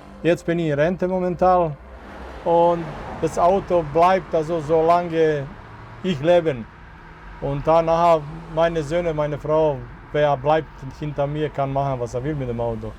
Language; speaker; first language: German; non-native, fluent; Serbian